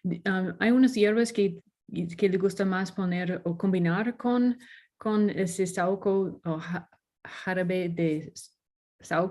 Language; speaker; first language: Spanish; non-native, learner; English